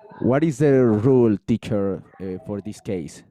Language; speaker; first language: English; non-native, learner; Spanish